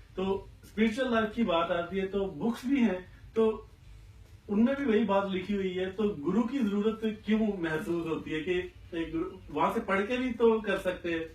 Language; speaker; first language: Hindi; non-native, local second language; Punjabi